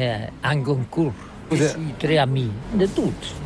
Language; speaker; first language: French; non-native, learner; Spanish